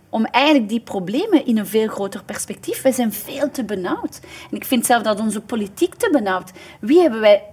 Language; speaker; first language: Dutch; native; Dutch